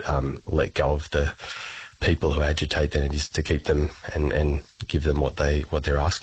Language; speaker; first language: English; native; English